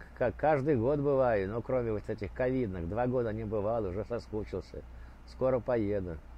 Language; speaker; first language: Russian; native; Russian